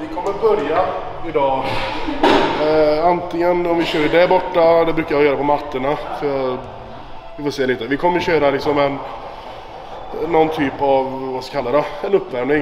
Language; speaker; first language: Swedish; native; Swedish